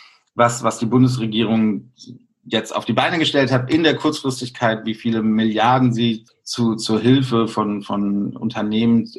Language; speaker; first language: German; native; German